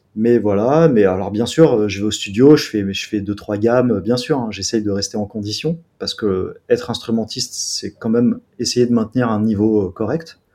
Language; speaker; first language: French; native; French